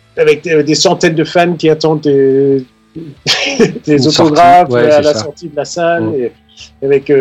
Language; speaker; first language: French; non-native, fluent; Danish